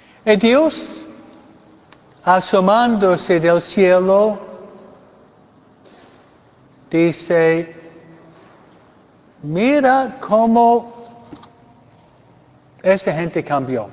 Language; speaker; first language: Spanish; non-native, fluent; English